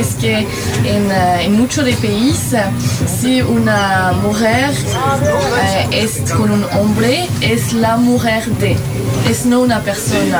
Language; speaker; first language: Spanish; non-native, learner; French